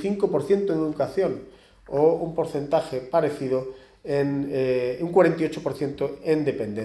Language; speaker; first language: Spanish; native; Spanish